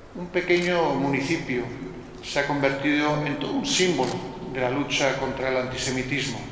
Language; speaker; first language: Spanish; native; Spanish